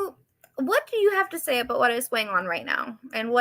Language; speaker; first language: English; native; English